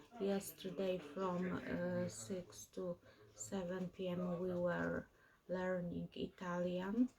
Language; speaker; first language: English; non-native, learner; Polish